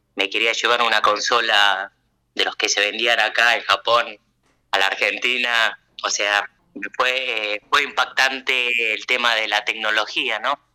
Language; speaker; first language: Spanish; early bilingual, other home language; Japanese